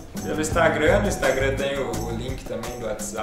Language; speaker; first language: Portuguese; native; Portuguese